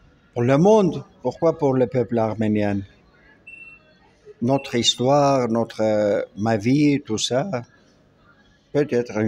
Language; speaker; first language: French; non-native, local second language; Armenian